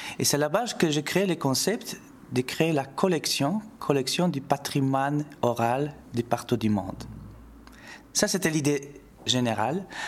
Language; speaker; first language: French; non-native, fluent; Polish